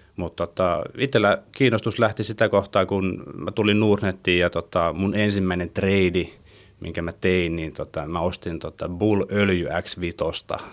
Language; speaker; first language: Finnish; native; Finnish